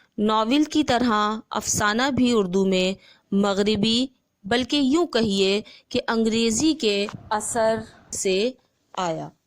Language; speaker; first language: Urdu; native; Urdu